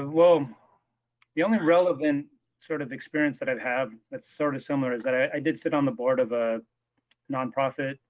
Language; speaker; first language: English; native; English